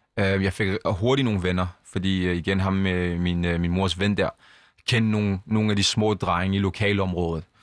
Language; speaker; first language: Danish; early bilingual, other home language; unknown